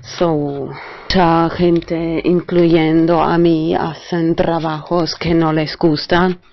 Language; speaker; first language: Spanish; non-native, fluent; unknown